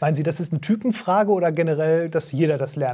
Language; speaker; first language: German; native; German